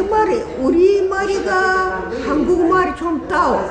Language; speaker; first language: Korean; non-native, learner; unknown